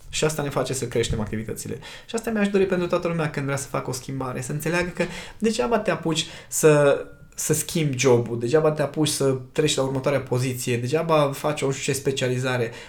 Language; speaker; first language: Romanian; native; Romanian